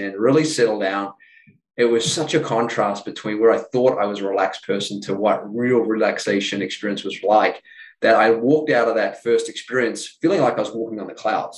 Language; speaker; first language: English; native; English